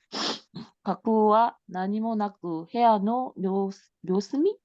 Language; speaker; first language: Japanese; non-native, learner; Korean